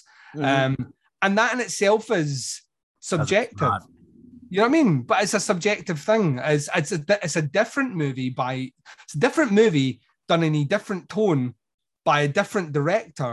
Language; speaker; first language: English; native; English